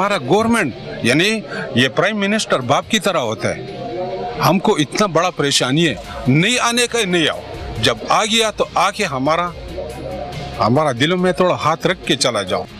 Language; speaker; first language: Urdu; non-native, local second language; Pashto